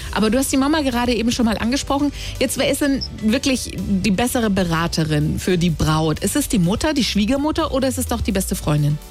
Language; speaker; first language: German; native; German